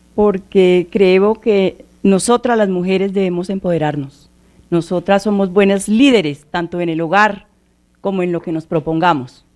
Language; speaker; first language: Spanish; native; Spanish